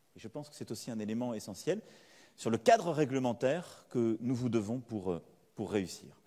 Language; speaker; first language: French; native; French